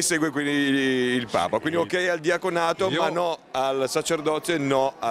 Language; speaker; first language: Italian; native; Italian